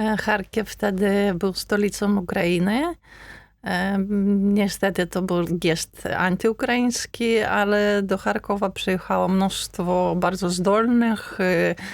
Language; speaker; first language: Polish; non-native, fluent; Ukrainian